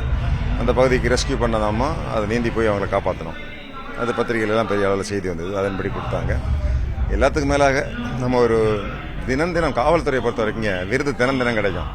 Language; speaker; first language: Tamil; native; Tamil